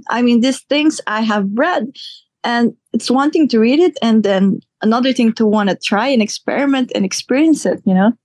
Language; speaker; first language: English; non-native, local second language; Filipino